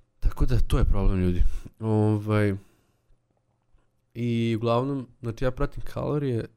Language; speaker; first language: Serbian; native; Serbian